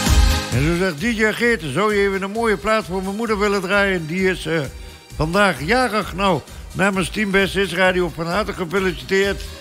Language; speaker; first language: Dutch; native; Dutch